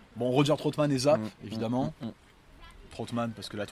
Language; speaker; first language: French; native; French